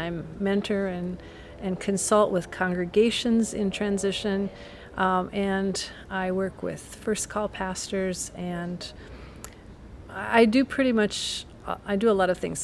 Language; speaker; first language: English; native; English